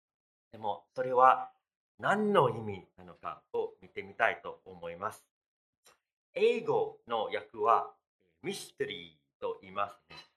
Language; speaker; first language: Japanese; non-native, fluent; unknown